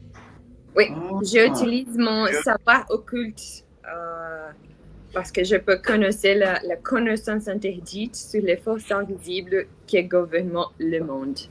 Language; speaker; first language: French; non-native, learner; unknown